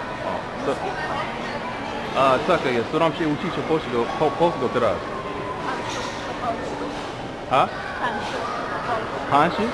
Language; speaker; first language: Polish; non-native, learner; English